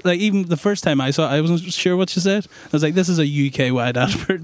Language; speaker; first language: English; native; English